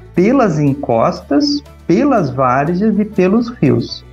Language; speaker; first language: Portuguese; native; Portuguese